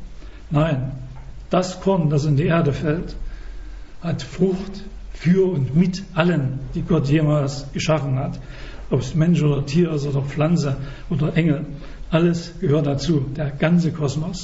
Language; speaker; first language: German; native; German